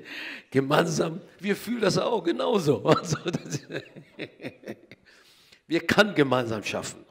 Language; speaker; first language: German; non-native, learner; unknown